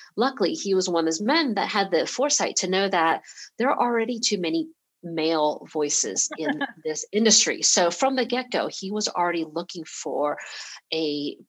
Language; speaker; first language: English; early bilingual, other home language; Chinese